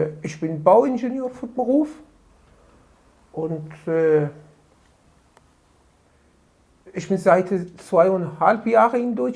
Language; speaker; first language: German; non-native, learner; Persian